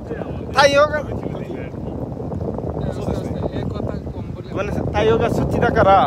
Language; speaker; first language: Japanese; non-native, fluent; Bangla